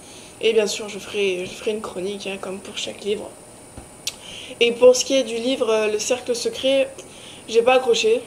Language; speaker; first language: French; native; French